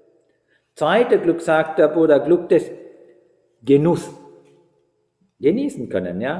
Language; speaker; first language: German; non-native, fluent; Sinhala